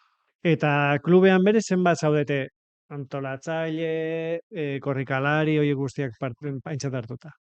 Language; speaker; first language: Basque; native; Basque